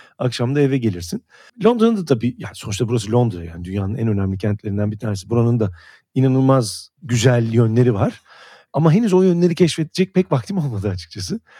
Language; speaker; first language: Turkish; native; Turkish